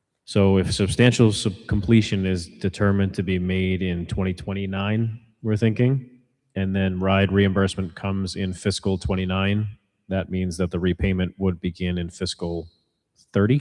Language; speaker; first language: English; native; English